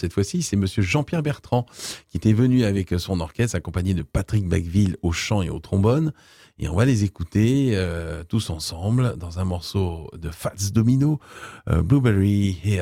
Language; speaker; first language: French; native; French